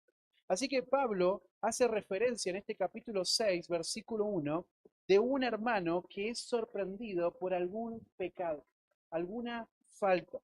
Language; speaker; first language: Spanish; native; Spanish